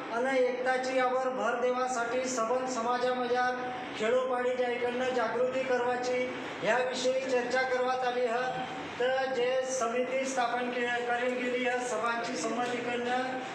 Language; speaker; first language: Marathi; non-native, local second language; Bhili